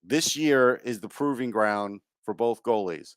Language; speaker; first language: English; native; English